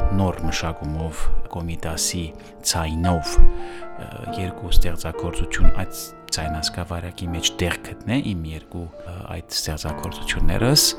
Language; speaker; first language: Armenian; early bilingual, heritage; Armenian